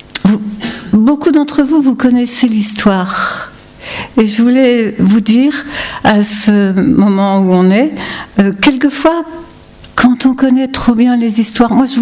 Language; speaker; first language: French; native; French